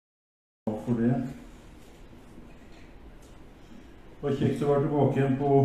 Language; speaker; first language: Norwegian; native; Norwegian